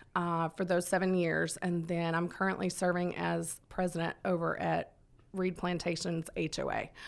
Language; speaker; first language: English; native; English